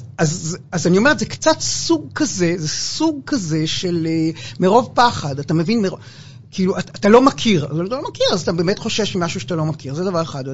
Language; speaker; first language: Hebrew; native; Hebrew